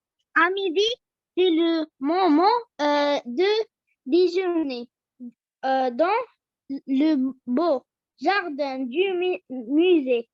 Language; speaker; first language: French; non-native, learner; Arabic